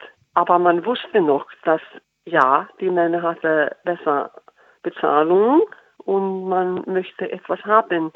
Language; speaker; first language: German; non-native, fluent; Icelandic